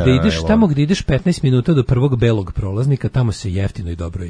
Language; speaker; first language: Serbian; native; Serbian